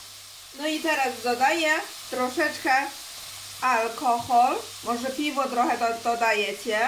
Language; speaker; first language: Polish; non-native, learner; Chinese